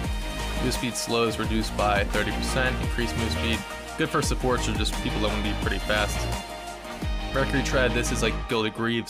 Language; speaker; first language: English; native; English